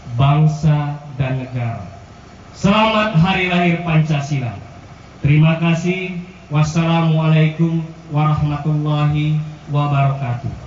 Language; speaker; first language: Indonesian; native; Indonesian